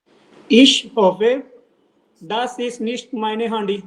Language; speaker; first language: German; non-native, learner; Urdu